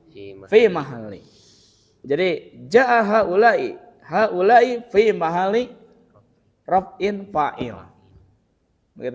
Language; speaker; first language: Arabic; non-native, fluent; Sundanese